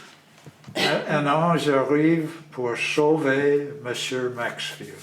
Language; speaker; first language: French; non-native, learner; English